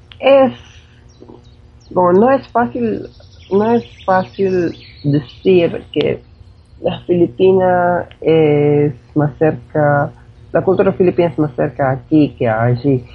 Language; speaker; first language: Spanish; non-native, fluent; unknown